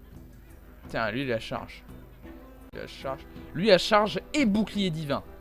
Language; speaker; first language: French; native; French